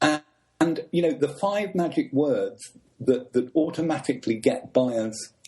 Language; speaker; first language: English; native; English